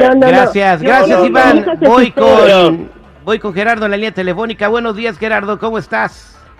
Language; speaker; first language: Spanish; early bilingual, heritage; Spanish